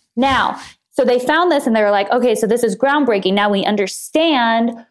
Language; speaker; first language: English; native; English